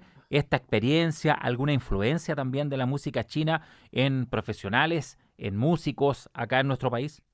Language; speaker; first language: Spanish; native; Spanish